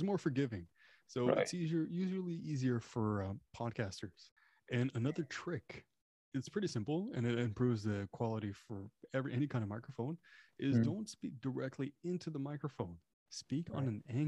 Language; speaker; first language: English; non-native, fluent; French